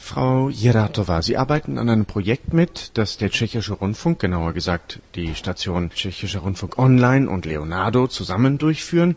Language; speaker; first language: German; native; German